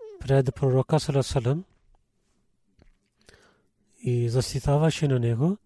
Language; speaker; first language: Bulgarian; non-native, learner; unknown